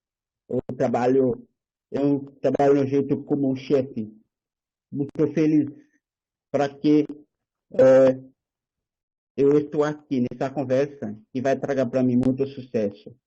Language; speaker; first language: Portuguese; non-native, learner; Haitian Creole